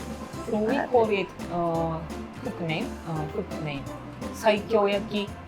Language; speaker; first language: English; non-native, learner; Japanese